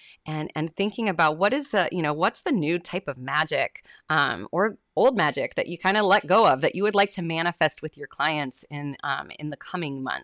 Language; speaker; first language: English; native; English